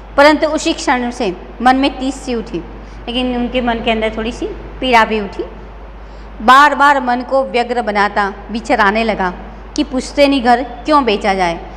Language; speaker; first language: Hindi; non-native, local second language; Gujarati